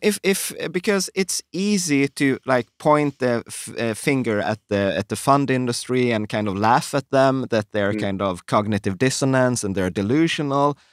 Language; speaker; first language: English; non-native, fluent; Swedish